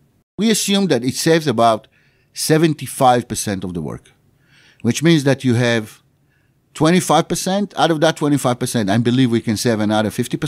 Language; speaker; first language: English; non-native, fluent; Hebrew